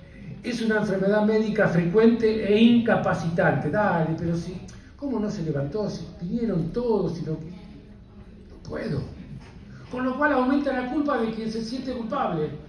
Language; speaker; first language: Spanish; native; Spanish